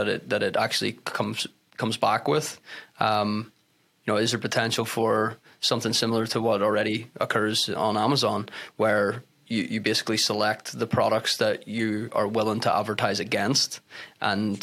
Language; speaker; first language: English; native; English